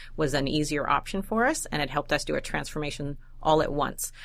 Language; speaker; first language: English; native; English